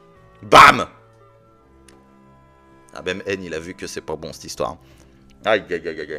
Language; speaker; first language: French; native; French